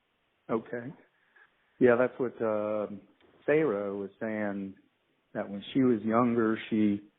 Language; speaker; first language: English; native; English